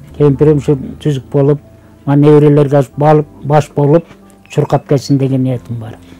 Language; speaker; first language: Kyrgyz; early bilingual, heritage; Kyrgyz